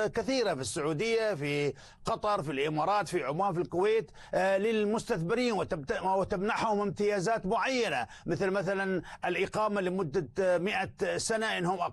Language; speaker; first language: Arabic; native; Arabic